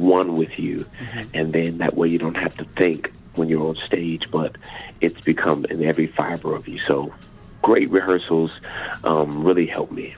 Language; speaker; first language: English; native; English